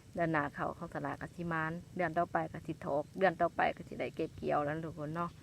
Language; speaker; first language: Lao; non-native, local second language; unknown